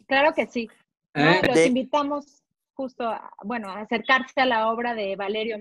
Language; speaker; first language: Spanish; native; Spanish